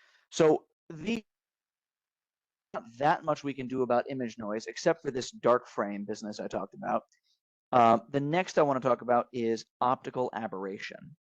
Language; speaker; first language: English; native; English